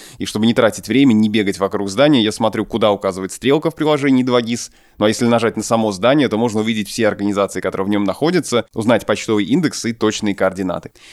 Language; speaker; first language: Russian; native; Russian